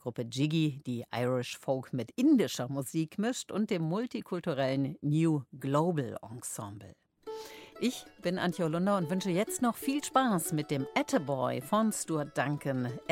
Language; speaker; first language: German; native; German